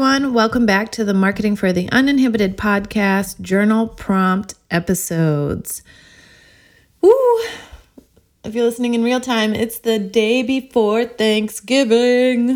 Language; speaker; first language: English; native; English